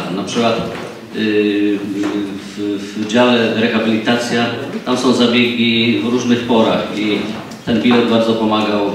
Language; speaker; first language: Polish; native; Polish